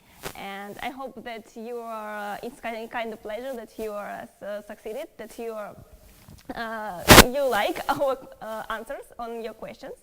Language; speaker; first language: English; non-native, fluent; Russian